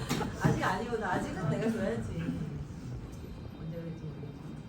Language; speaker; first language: Korean; native; Korean